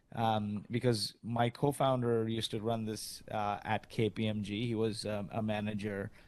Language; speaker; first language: English; early bilingual, other home language; Arabic